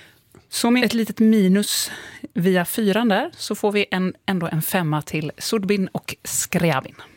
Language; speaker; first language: Swedish; native; Swedish